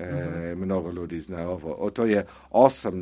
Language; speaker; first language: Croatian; non-native, learner; English